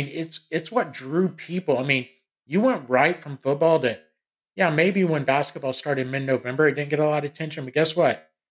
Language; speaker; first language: English; native; English